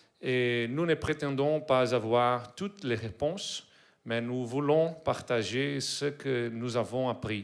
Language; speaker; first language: French; non-native, learner; Portuguese